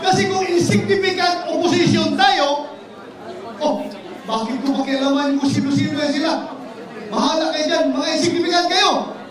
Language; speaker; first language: Filipino; non-native, local second language; Cebuano